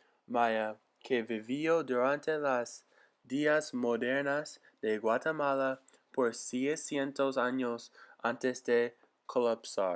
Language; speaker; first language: Spanish; non-native, learner; English